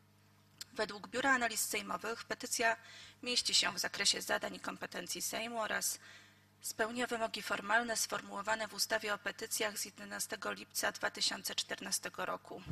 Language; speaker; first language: Polish; native; Polish